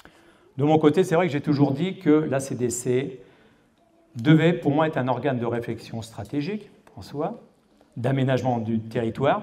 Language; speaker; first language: French; native; French